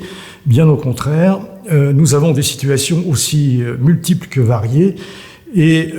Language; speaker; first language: French; native; French